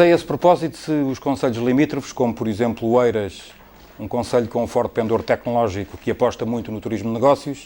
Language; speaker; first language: Portuguese; native; Portuguese